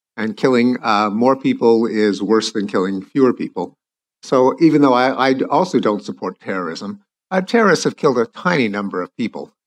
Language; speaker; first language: English; native; English